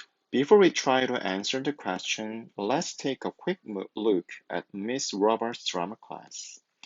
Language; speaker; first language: English; non-native, fluent; Korean